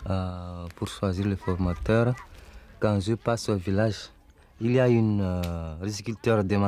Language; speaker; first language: French; non-native, local second language; Malagasy